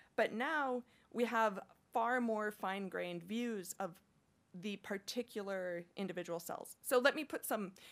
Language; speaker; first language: English; native; English